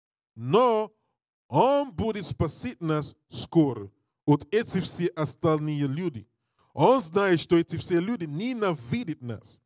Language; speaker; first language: Russian; non-native, learner; English